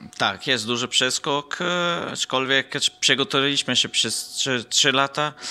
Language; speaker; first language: Polish; non-native, fluent; Italian